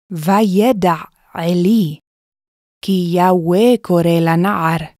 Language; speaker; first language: Hebrew; non-native, fluent; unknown